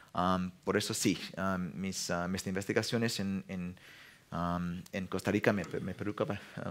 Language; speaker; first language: Spanish; non-native, fluent; English